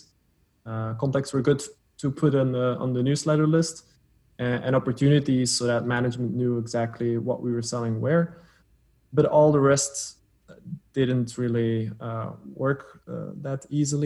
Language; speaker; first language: English; non-native, fluent; Dutch